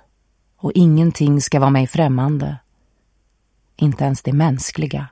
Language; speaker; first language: Swedish; native; Swedish